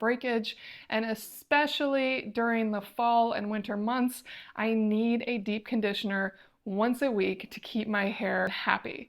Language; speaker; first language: English; native; English